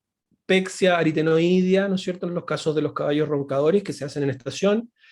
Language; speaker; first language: Spanish; native; Spanish